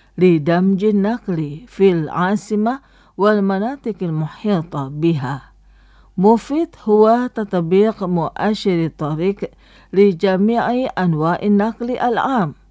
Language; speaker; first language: Arabic; non-native, fluent; Indonesian